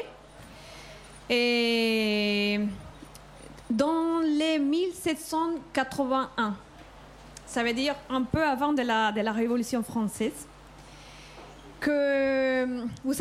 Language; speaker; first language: French; non-native, fluent; Spanish